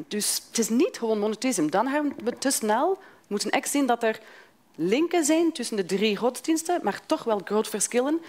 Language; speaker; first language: Dutch; non-native, fluent; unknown